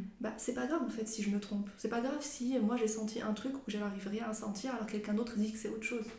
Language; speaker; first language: French; non-native, local second language; Arabic